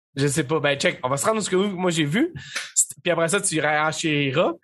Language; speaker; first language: French; native; French